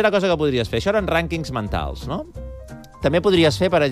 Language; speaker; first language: Catalan; native; Catalan